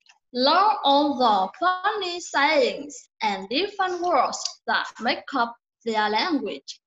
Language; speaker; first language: English; non-native, learner; Vietnamese